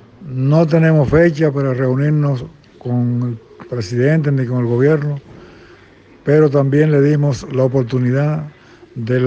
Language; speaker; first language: Spanish; native; Spanish